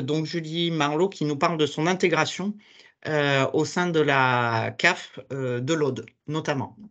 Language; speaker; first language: French; native; French